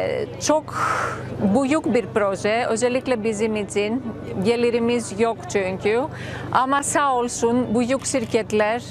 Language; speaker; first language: Turkish; non-native, fluent; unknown